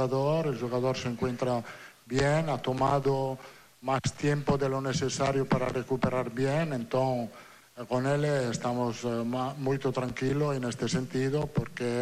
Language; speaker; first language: Portuguese; non-native, learner; Italian